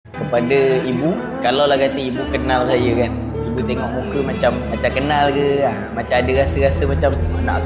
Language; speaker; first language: Malay; native; Malay